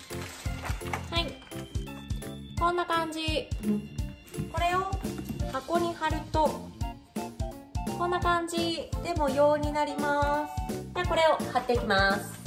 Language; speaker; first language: Japanese; native; Japanese